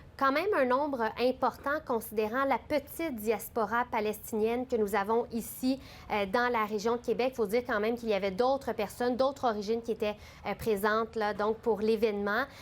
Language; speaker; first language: French; native; French